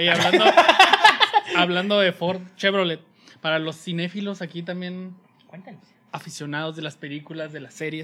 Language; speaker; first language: Spanish; native; Spanish